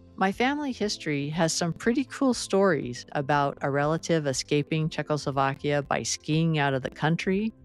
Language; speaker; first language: English; native; English